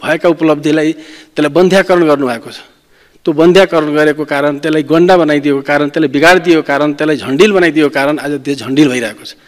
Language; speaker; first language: Nepali; non-native, local second language; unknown